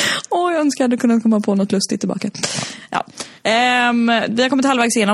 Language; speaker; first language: Swedish; native; Swedish